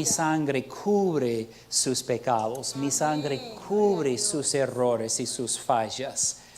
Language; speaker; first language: Spanish; non-native, fluent; English